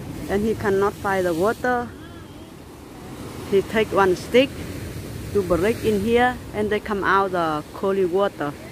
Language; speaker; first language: English; non-native, learner; Vietnamese